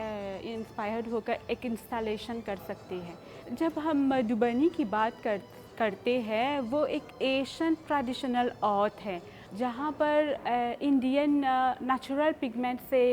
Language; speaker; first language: Hindi; non-native, fluent; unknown